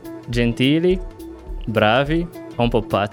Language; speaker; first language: Italian; non-native, fluent; Arabic